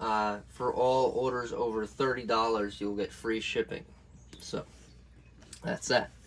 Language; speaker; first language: English; native; English